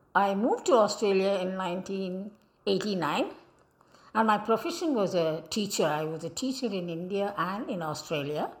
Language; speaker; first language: English; non-native, local second language; Malayalam